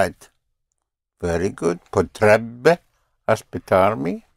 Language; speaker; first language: Italian; non-native, fluent; English